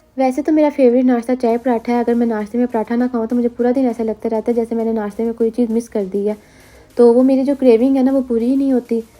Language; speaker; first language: Urdu; native; Urdu